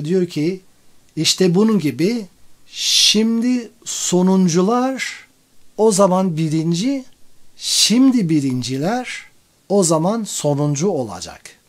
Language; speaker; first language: Turkish; non-native, fluent; English